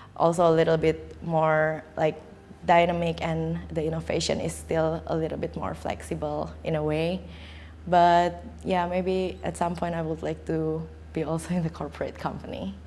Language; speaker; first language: English; non-native, fluent; Indonesian